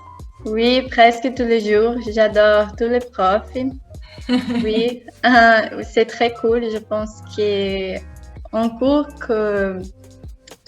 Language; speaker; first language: French; non-native, learner; Portuguese